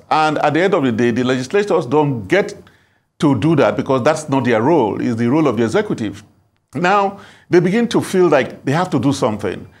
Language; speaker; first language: English; non-native, local second language; Igbo